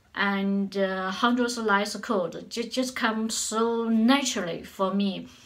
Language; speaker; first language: English; non-native, learner; Chinese